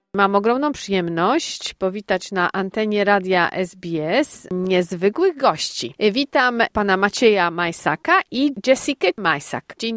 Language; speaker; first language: Polish; native; Polish